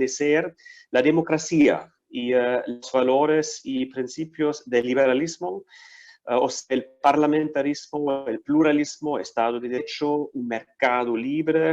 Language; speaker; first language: Spanish; non-native, fluent; German